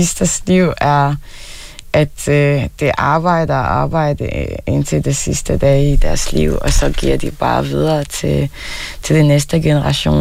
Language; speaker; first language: Danish; non-native, fluent; Arabic